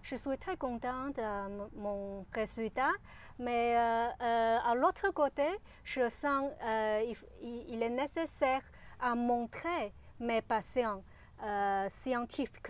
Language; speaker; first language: French; non-native, learner; Chinese